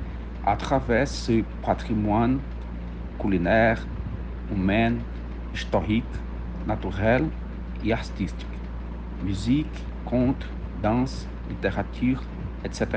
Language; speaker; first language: French; non-native, learner; Portuguese